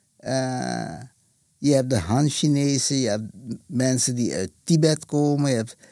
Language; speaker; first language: Dutch; native; Dutch